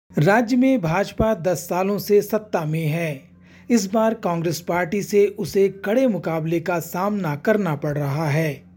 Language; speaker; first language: Hindi; native; Hindi